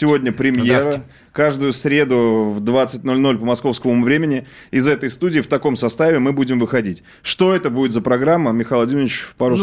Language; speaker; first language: Russian; native; Russian